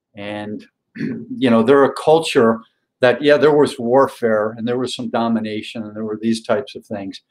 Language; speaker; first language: English; native; English